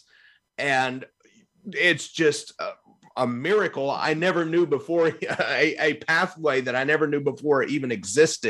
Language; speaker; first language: English; native; English